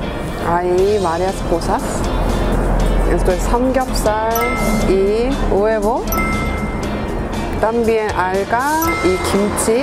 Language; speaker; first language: Spanish; non-native, learner; Korean